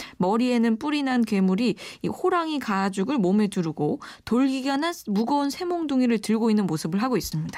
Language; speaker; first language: Korean; native; Korean